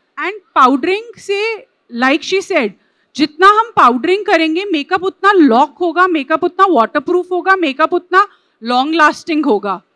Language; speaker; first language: Hindi; native; Hindi